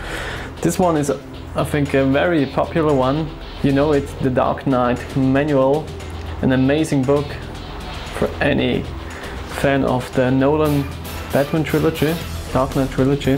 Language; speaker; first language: English; non-native, fluent; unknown